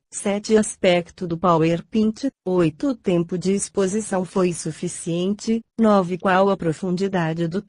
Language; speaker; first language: Portuguese; native; Portuguese